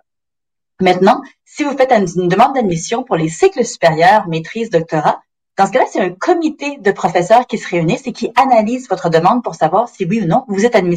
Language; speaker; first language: French; native; French